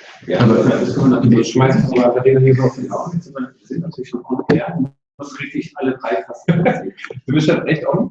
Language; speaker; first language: German; native; German